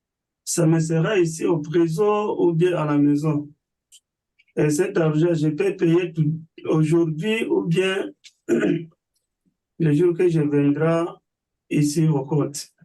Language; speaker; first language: French; non-native, learner; Swahili